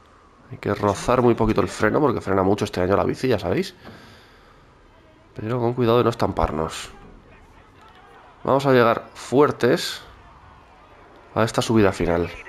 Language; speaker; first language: Spanish; native; Spanish